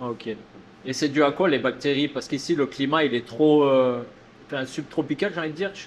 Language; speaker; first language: French; native; French